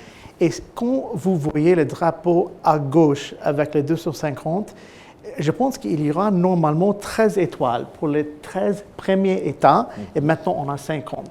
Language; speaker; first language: French; non-native, fluent; English